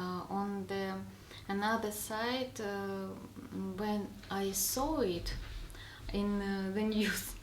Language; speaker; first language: English; non-native, learner; Russian